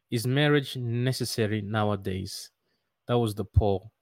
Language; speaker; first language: English; non-native, fluent; Dutch